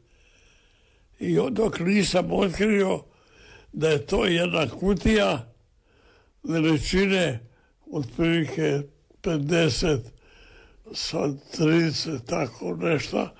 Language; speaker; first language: Serbian; native; Serbian